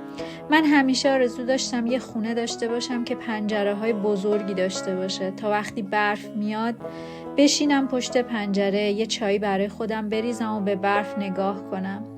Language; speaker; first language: Persian; native; Persian